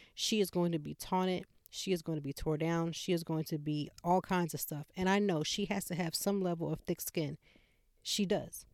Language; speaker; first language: English; native; English